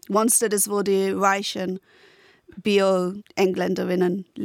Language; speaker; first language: German; non-native, fluent; English